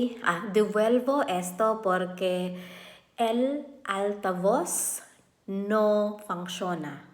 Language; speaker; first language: Spanish; non-native, learner; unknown